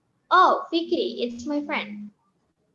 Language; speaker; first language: English; non-native, learner; Indonesian